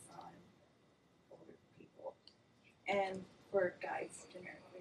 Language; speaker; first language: English; native; English